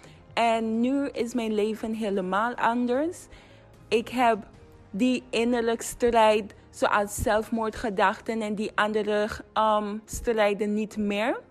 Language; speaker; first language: Dutch; non-native, fluent; English